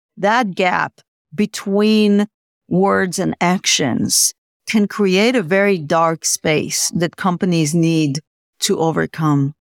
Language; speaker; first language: English; non-native, fluent; Hebrew